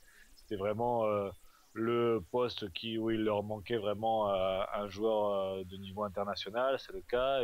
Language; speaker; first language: French; native; French